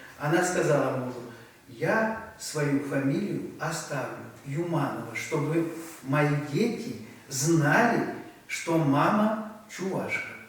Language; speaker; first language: Russian; non-native, local second language; Chuvash